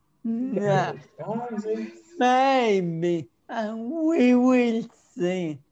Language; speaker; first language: English; non-native, learner; Italian